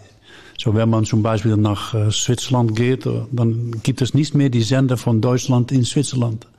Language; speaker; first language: German; non-native, learner; Dutch